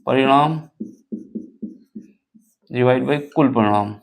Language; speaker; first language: Hindi; native; Hindi